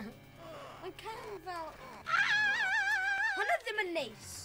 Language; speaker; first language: Welsh; non-native, local second language; English